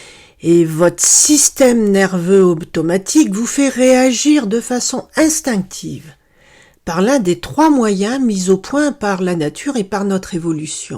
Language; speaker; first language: French; native; French